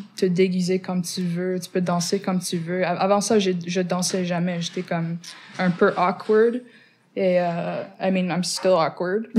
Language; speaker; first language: French; non-native, fluent; English